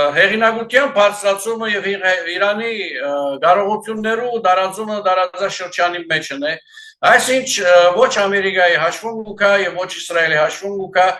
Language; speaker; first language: Armenian; early bilingual, heritage; Armenian